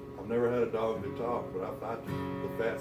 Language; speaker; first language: English; native; English